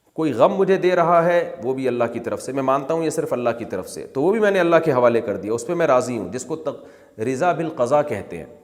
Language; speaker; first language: Urdu; native; Urdu